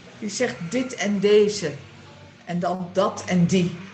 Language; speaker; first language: Dutch; native; Dutch